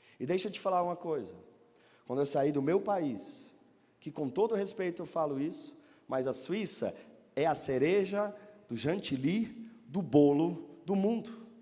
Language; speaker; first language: Portuguese; non-native, fluent; German